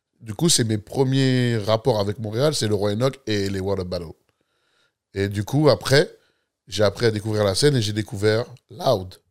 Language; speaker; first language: French; native; French